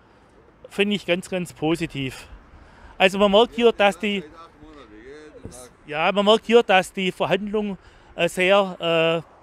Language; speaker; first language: German; native; German